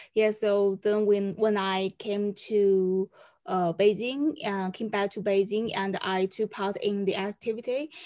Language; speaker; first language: English; non-native, fluent; Chinese